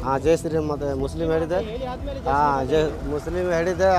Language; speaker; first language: Kannada; non-native, learner; Bangla